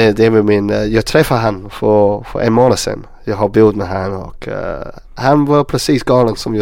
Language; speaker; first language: Swedish; non-native, learner; English